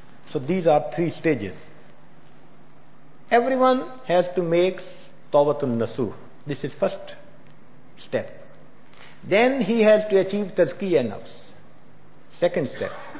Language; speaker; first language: English; non-native, local second language; Urdu